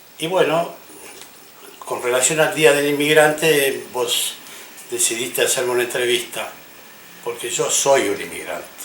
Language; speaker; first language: Spanish; early bilingual, other home language; English